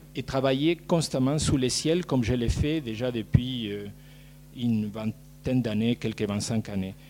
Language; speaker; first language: French; non-native, fluent; Spanish